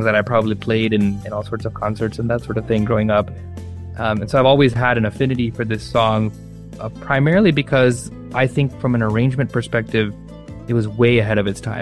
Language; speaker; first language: English; non-native, local second language; Marathi